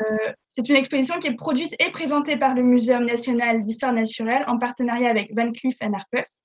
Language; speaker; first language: French; native; French